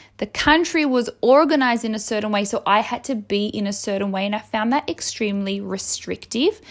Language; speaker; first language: English; native; English